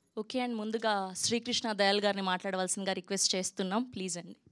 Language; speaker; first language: Telugu; native; Telugu